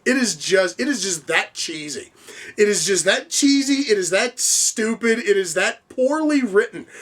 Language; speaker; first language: English; native; English